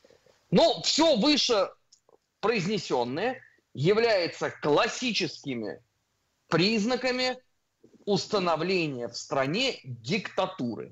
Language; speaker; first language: Russian; native; Russian